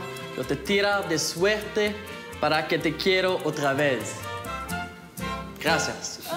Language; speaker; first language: Spanish; non-native, learner; French